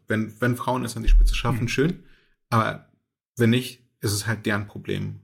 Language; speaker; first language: German; early bilingual, other home language; Russian